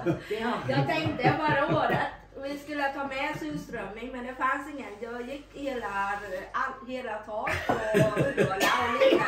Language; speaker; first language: Swedish; non-native, learner; Vietnamese